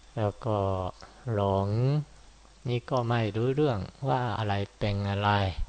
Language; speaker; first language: Thai; non-native, fluent; Japanese